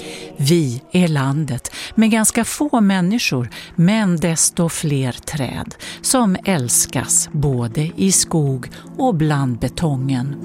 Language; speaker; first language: Swedish; native; Swedish